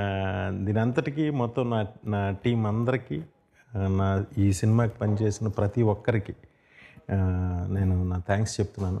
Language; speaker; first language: Telugu; native; Telugu